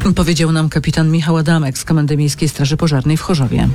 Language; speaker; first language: Polish; native; Polish